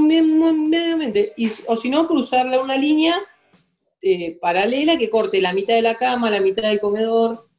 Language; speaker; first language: Spanish; native; Spanish